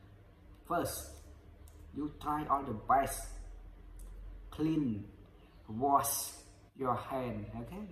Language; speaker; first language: English; non-native, learner; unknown